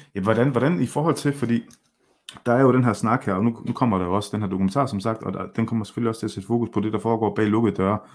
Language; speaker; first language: Danish; early bilingual, other home language; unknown